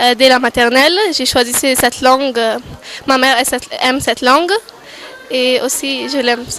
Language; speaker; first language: French; non-native, learner; Arabic